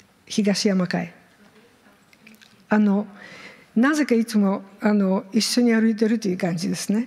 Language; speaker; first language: Japanese; non-native, fluent; Bulgarian